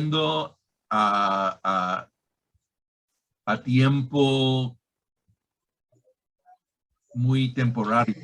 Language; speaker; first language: Spanish; non-native, fluent; English